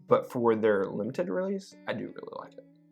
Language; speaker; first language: English; native; English